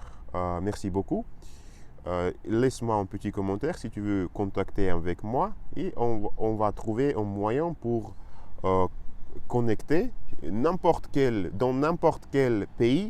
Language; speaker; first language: French; non-native, learner; Russian